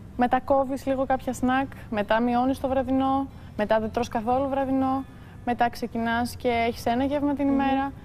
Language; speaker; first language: Greek; early bilingual, heritage; Greek